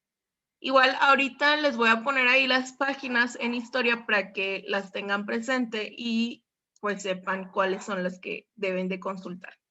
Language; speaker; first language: Spanish; native; Spanish